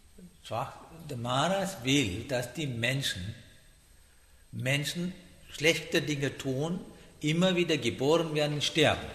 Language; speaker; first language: German; non-native, learner; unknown